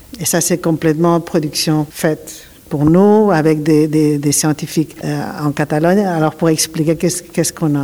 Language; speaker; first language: French; non-native, learner; Catalan